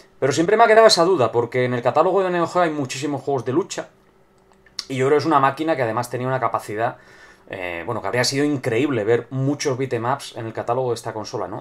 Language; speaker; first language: Spanish; native; Spanish